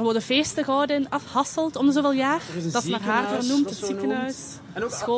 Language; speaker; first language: Dutch; native; Dutch